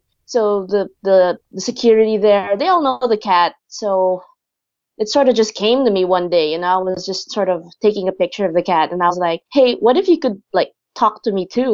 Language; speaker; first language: English; non-native, local second language; Filipino